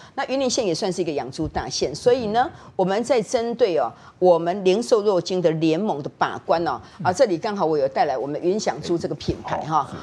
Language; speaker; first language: Chinese; native; Chinese